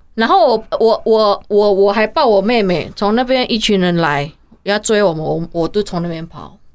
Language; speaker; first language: Chinese; non-native, fluent; Hakka Chinese